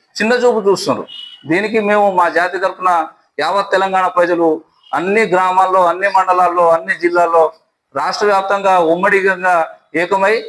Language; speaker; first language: Telugu; non-native, local second language; Lambadi